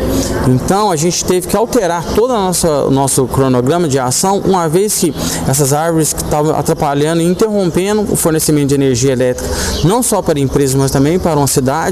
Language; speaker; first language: Portuguese; native; Portuguese